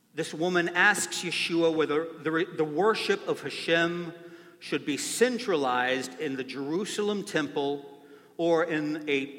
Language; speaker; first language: English; native; English